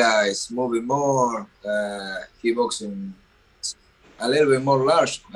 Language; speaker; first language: English; non-native, learner; Spanish